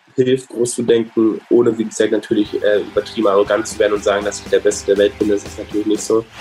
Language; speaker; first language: German; native; German